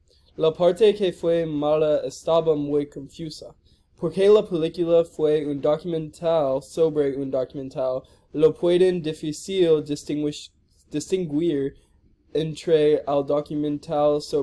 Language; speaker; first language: Spanish; non-native, learner; English